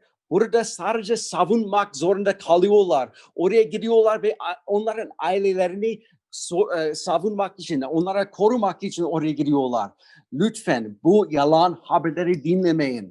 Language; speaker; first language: Turkish; non-native, fluent; English